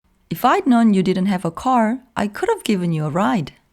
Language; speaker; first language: English; non-native, fluent; Korean